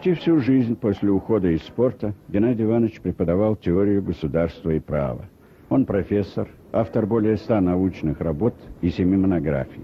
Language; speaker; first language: Russian; native; Russian